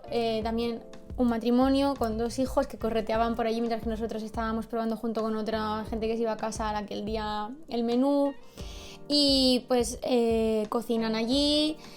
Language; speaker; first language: Spanish; native; Spanish